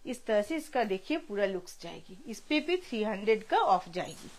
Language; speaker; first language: Hindi; non-native, local second language; Bangla